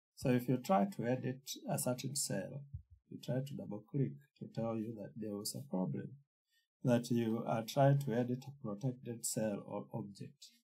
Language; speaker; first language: English; non-native, local second language; Kikuyu